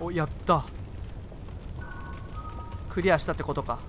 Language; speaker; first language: Japanese; native; Japanese